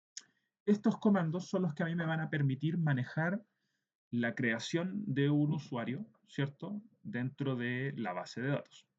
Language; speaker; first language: Spanish; native; Spanish